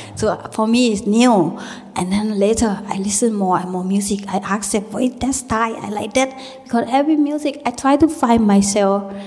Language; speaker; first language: English; non-native, learner; Thai